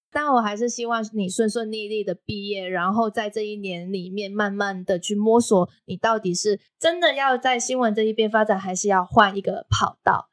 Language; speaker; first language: Chinese; non-native, local second language; Cantonese